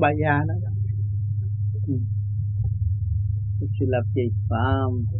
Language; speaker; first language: French; non-native, learner; Vietnamese